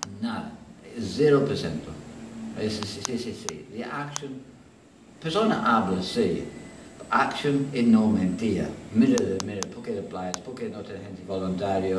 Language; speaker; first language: Spanish; non-native, learner; English